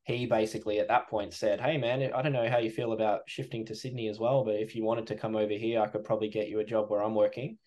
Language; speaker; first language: English; native; English